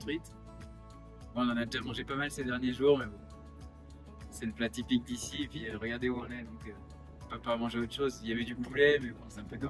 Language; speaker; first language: French; native; French